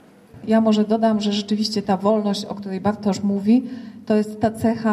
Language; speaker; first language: Polish; native; Polish